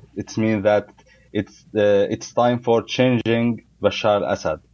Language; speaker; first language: English; non-native, learner; Arabic